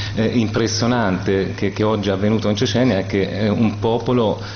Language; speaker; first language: Italian; native; Italian